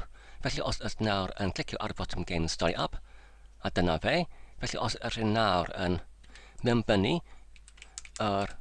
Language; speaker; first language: Welsh; non-native, learner; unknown